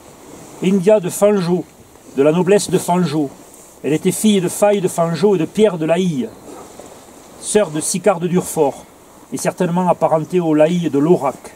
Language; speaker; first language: French; native; French